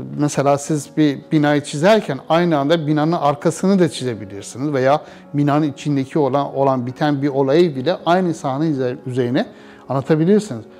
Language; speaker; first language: Turkish; non-native, fluent; Persian